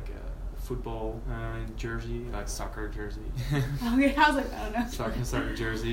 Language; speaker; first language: English; non-native, fluent; Dutch